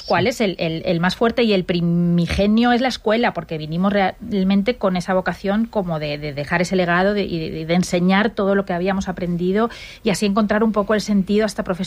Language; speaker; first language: Spanish; native; Spanish